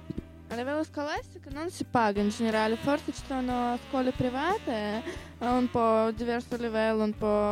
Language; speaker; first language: Italian; non-native, learner; Russian